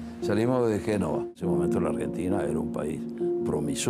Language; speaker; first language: Spanish; early bilingual, other home language; Italian